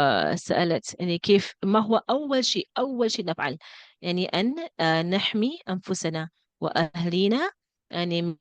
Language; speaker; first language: Arabic; non-native, fluent; English